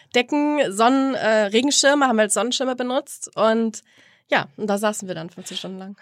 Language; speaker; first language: German; native; German